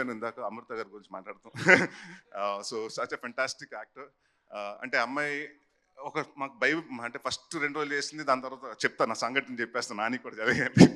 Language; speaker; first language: Telugu; native; Telugu